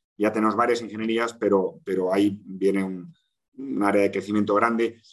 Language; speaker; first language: Spanish; native; Spanish